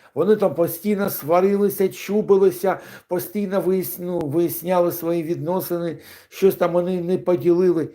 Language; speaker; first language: Ukrainian; non-native, local second language; Russian